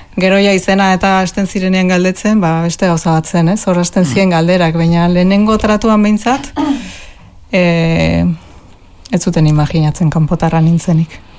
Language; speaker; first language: Basque; non-native, local second language; Spanish